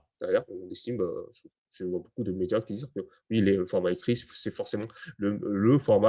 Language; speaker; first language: French; native; French